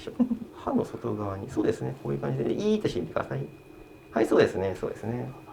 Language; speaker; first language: Japanese; native; Japanese